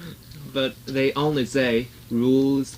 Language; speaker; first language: English; non-native, learner; Japanese